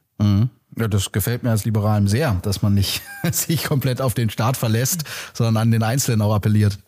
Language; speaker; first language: German; native; German